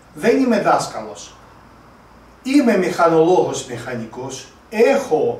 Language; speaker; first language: Greek; non-native, fluent; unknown